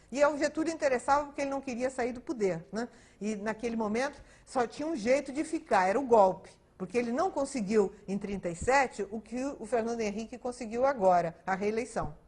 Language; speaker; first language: Portuguese; early bilingual, other home language; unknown